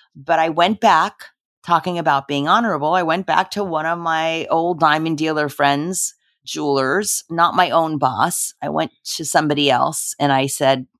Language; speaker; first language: English; native; English